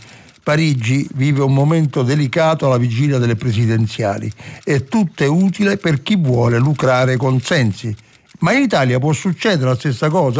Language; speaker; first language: Italian; native; Italian